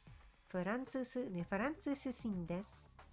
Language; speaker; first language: Japanese; non-native, learner; French